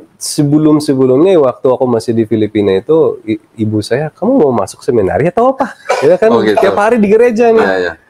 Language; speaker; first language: Indonesian; early bilingual, other home language; Filipino